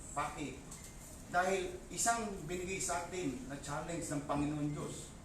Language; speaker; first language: Filipino; native; Filipino